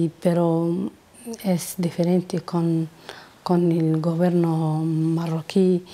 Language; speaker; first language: Spanish; non-native, learner; Arabic